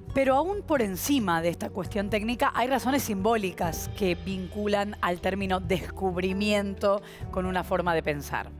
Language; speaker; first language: Spanish; native; Spanish